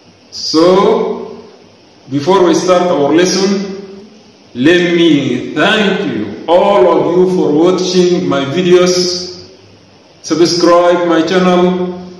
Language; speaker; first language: English; non-native, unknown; Arabic